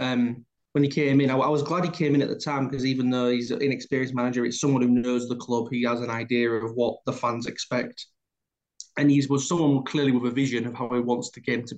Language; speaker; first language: English; native; English